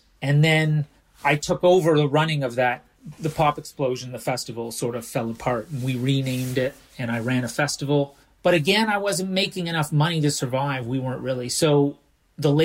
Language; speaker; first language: English; native; English